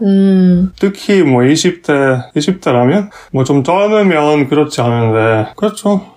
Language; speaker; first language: Korean; non-native, fluent; Hungarian